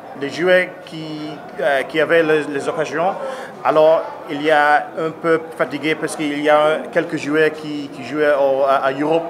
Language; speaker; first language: French; non-native, learner; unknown